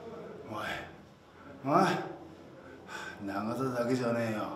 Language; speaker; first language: Japanese; native; Japanese